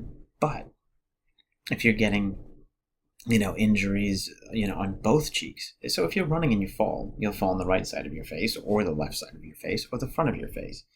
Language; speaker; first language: English; native; English